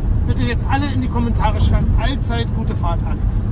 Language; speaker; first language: German; native; German